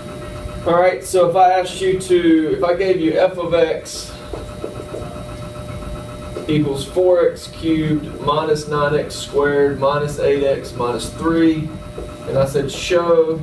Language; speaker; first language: English; native; English